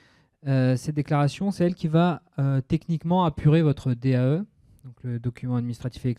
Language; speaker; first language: French; native; French